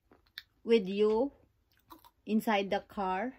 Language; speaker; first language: English; non-native, local second language; Cebuano